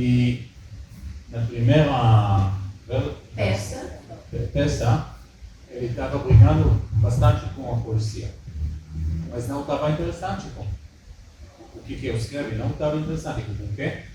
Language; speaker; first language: Portuguese; early bilingual, heritage; Hebrew